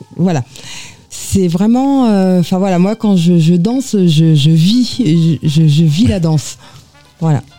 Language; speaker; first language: French; native; French